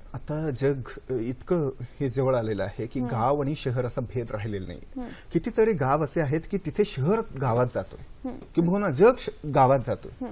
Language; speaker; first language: Marathi; non-native, local second language; Kannada